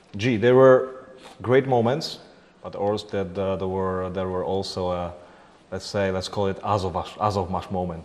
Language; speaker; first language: English; non-native, fluent; Polish